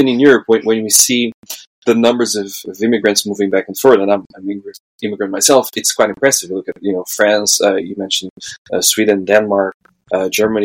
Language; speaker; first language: English; non-native, fluent; Portuguese